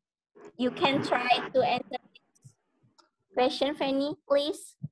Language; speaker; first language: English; non-native, learner; Indonesian